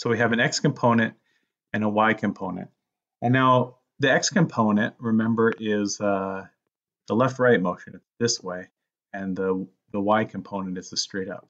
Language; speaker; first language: English; native; English